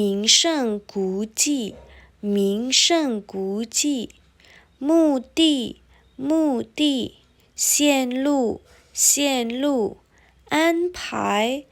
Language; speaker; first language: Chinese; non-native, fluent; Indonesian